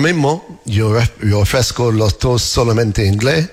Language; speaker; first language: Spanish; non-native, fluent; English